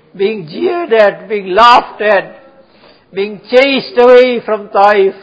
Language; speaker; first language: English; native; English